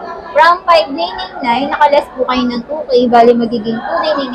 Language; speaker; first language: Filipino; native; Filipino